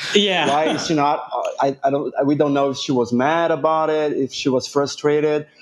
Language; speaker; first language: English; non-native, fluent; Portuguese